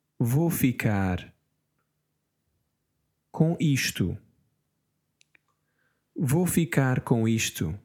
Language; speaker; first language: Portuguese; non-native, learner; English